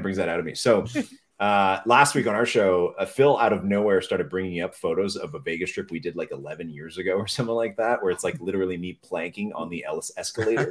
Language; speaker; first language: English; non-native, fluent; French